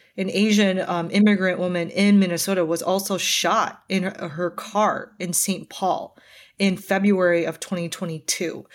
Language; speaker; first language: English; native; English